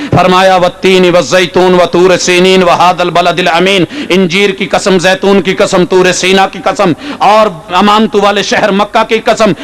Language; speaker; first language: Urdu; non-native, local second language; Punjabi